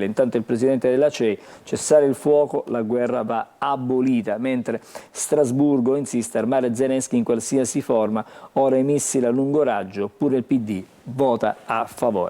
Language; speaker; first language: Italian; native; Italian